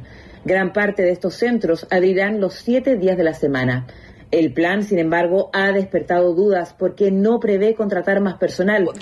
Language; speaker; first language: Spanish; native; Spanish